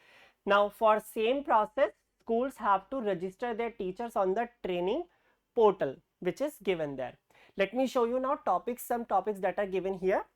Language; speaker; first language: English; non-native, local second language; Hindi